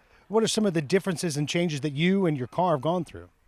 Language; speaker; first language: English; native; English